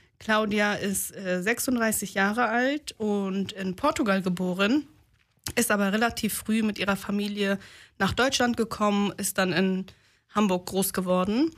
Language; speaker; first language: German; native; German